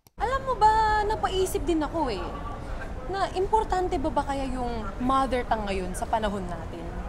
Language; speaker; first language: Filipino; non-native, local second language; Iloko